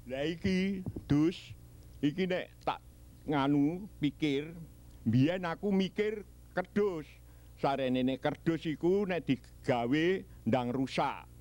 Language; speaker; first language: Javanese; early bilingual, heritage; Javanese